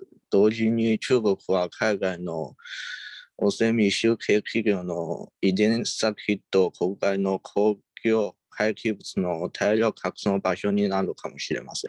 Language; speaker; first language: Japanese; non-native, learner; Chinese